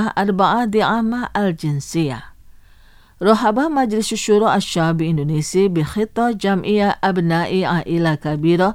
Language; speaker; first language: Arabic; non-native, fluent; Indonesian